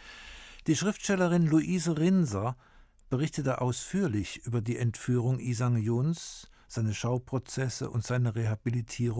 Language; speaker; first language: German; native; German